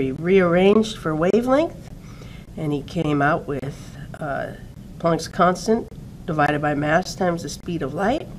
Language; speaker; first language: English; native; English